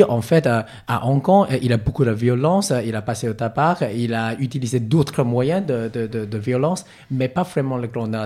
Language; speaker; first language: French; non-native, learner; Cantonese